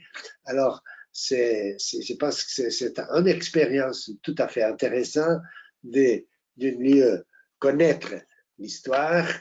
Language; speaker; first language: French; non-native, fluent; Portuguese